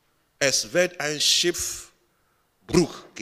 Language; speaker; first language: German; non-native, learner; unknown